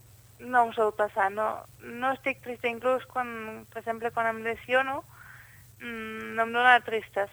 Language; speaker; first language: Catalan; non-native, fluent; Dutch